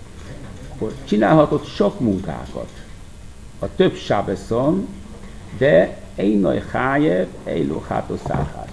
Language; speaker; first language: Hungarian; non-native, fluent; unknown